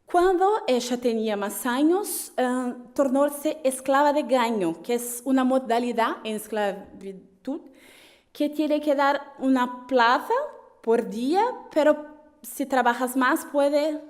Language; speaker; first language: Spanish; non-native, fluent; Portuguese